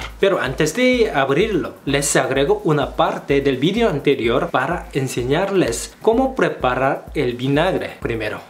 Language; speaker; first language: Spanish; non-native, fluent; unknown